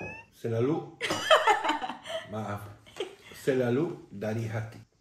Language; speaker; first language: Indonesian; non-native, learner; French